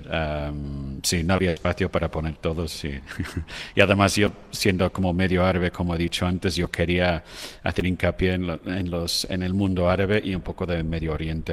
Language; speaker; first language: Spanish; non-native, fluent; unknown